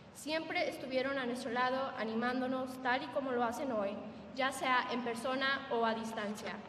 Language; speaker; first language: Spanish; early bilingual, heritage; Spanish